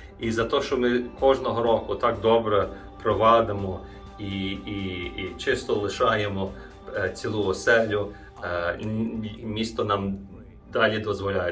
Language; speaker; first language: Ukrainian; early bilingual, heritage; Ukrainian